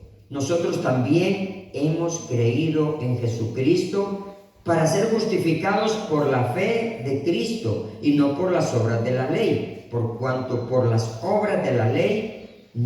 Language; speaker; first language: Spanish; native; Spanish